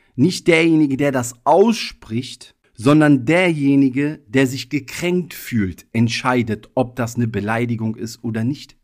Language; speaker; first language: German; early bilingual, other home language; Italian